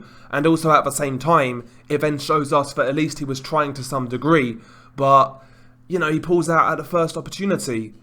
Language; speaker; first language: English; native; English